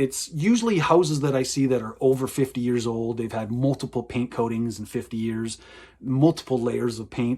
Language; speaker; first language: English; native; English